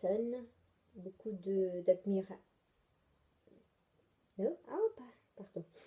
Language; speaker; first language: French; non-native, fluent; Italian